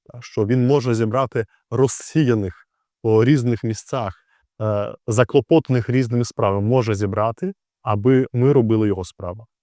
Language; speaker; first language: Ukrainian; native; Ukrainian